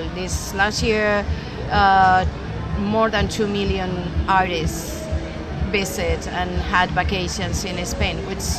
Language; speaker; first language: English; non-native, fluent; Spanish